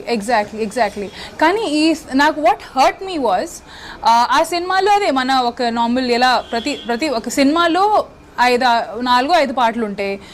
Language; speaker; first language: Telugu; non-native, local second language; Odia